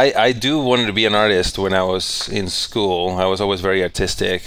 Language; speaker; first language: English; non-native, fluent; Spanish